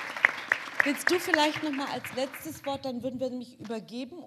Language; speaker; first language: German; native; German